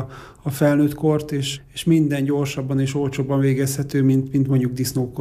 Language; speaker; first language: Hungarian; native; Hungarian